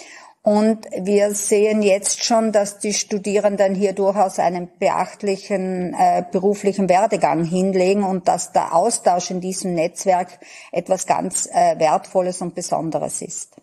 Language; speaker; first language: German; native; German